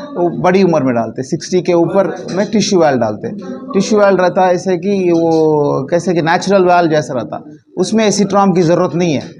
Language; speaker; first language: Hindi; non-native, local second language; Marathi